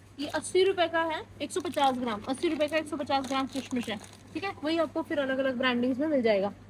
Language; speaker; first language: Hindi; non-native, local second language; Marathi